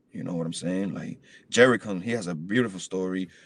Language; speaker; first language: English; early bilingual, other home language; Spanish